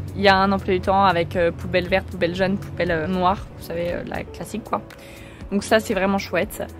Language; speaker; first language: French; native; French